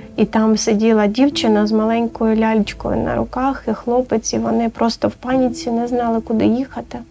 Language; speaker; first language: Ukrainian; native; Ukrainian